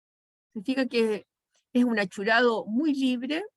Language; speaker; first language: Spanish; native; Spanish